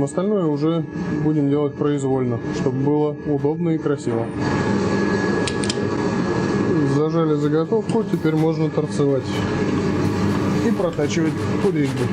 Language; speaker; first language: Russian; native; Russian